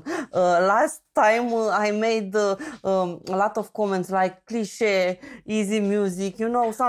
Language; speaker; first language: English; non-native, fluent; Romanian